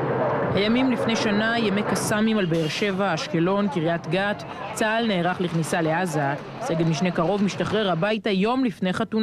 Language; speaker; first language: Hebrew; native; Hebrew